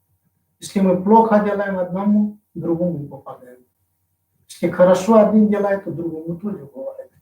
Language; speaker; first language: Russian; non-native, fluent; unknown